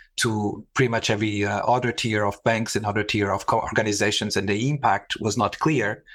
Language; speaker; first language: English; non-native, fluent; Portuguese